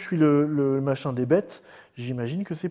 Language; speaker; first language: French; native; French